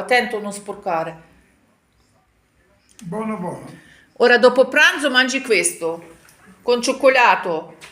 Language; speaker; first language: Italian; non-native, learner; Ukrainian